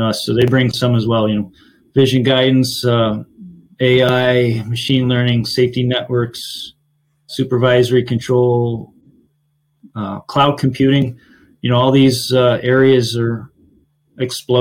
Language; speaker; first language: English; native; English